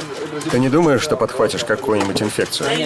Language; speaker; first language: Russian; native; Russian